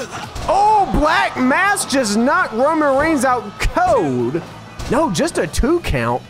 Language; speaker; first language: English; native; English